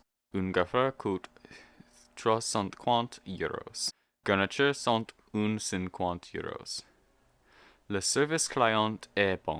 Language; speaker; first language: French; non-native, learner; English